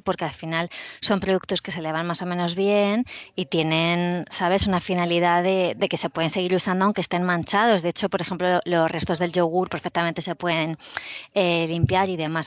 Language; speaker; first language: Spanish; native; Spanish